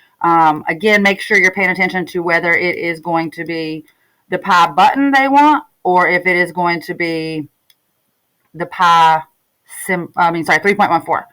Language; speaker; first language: English; native; English